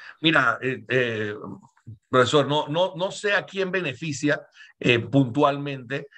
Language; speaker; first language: Spanish; native; Spanish